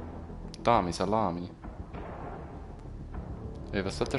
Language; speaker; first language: German; native; German